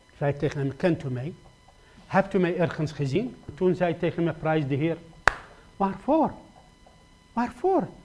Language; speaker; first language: Dutch; non-native, fluent; Kurdish